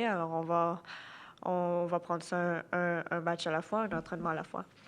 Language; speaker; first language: French; non-native, local second language; English